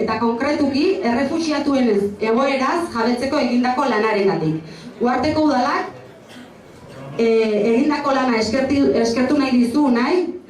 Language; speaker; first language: Basque; native; Basque